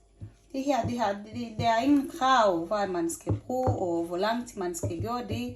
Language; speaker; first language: Danish; non-native, fluent; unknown